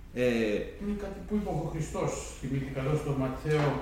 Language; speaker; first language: Greek; native; Greek